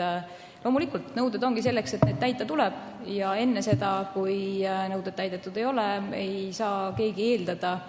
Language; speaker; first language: Estonian; native; Estonian